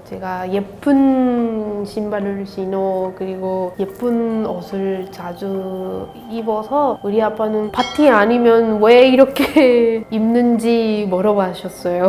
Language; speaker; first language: Korean; non-native, learner; Spanish